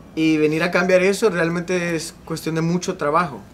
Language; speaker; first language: Spanish; native; Spanish